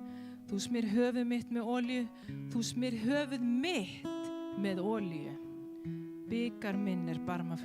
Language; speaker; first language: Icelandic; non-native, fluent; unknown